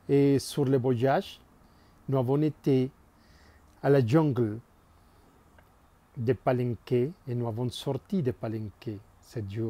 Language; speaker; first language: French; non-native, fluent; Spanish